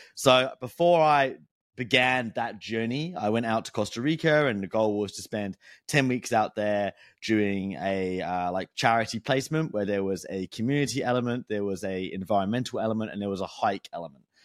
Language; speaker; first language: English; native; English